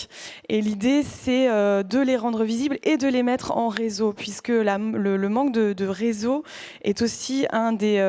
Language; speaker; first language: French; native; French